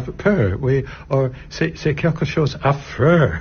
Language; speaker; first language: French; non-native, learner; English